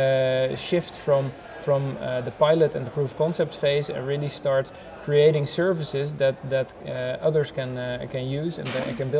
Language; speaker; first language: English; non-native, fluent; Dutch